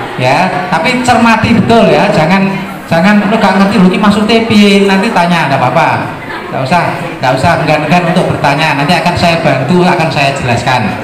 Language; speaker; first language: Indonesian; non-native, local second language; Javanese